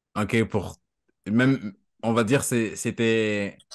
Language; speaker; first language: French; native; French